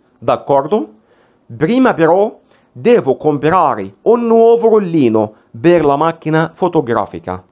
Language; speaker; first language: Italian; non-native, fluent; Arabic